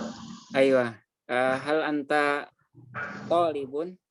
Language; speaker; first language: Arabic; non-native, fluent; Indonesian